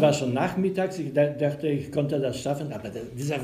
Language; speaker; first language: German; non-native, learner; Polish